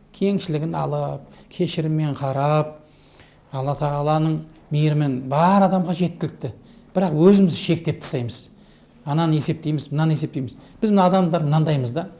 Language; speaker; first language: Kazakh; native; Kazakh